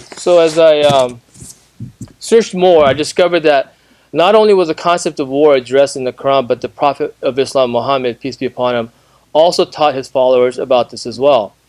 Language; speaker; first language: English; native; English